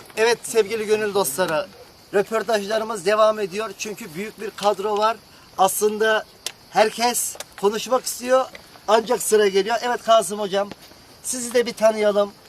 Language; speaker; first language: Turkish; native; Turkish